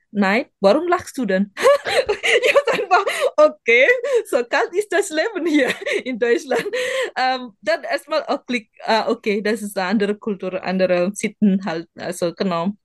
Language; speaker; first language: German; non-native, learner; Indonesian